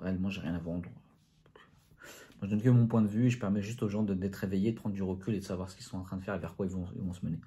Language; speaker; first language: French; native; French